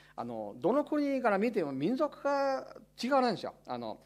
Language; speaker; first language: Japanese; non-native, fluent; Chinese